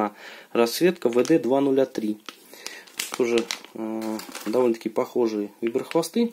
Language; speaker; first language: Russian; native; Russian